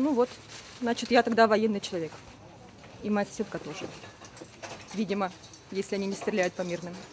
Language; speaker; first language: Russian; native; Russian